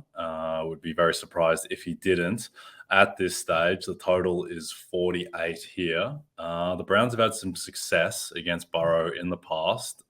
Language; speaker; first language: English; native; English